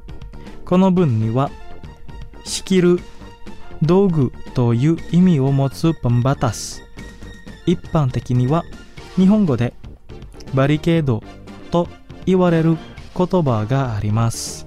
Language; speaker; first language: Japanese; non-native, fluent; Indonesian